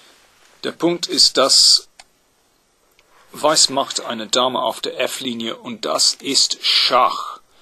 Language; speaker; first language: German; non-native, fluent; English